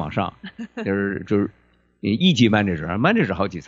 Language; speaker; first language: Chinese; native; Chinese